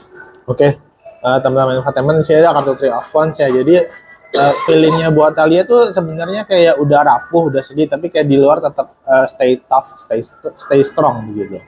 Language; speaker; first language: Indonesian; native; Indonesian